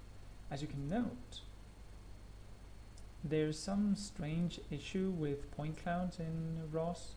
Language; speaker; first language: English; non-native, fluent; Spanish